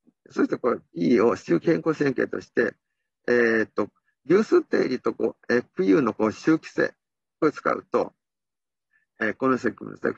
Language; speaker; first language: Japanese; native; Japanese